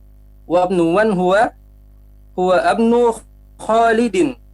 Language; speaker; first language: Arabic; non-native, learner; Indonesian